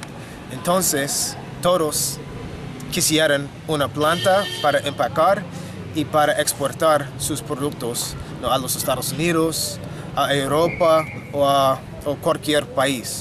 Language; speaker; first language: Spanish; non-native, fluent; English